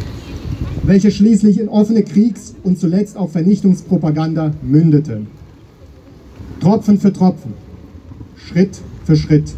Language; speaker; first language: German; native; German